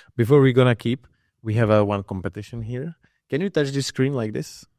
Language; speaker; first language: English; non-native, learner; Czech